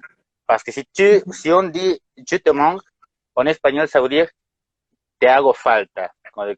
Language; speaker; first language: French; non-native, fluent; Spanish